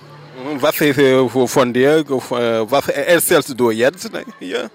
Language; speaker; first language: German; non-native, learner; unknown